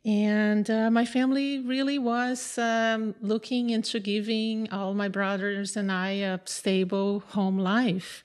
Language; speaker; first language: English; non-native, fluent; Portuguese